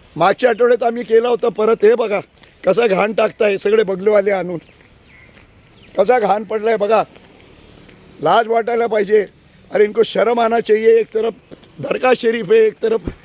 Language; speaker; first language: Marathi; non-native, local second language; Urdu